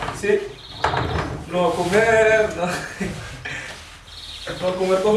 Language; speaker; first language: Spanish; non-native, learner; Arabic